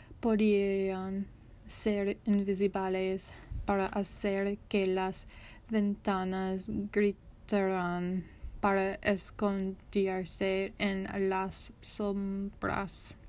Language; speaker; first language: Spanish; non-native, learner; English